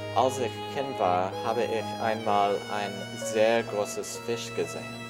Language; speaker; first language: German; non-native, learner; English